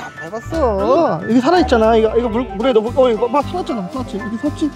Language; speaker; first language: Korean; native; Korean